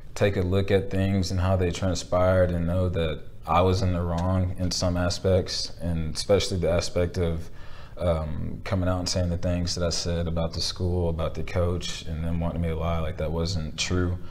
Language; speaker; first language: English; native; English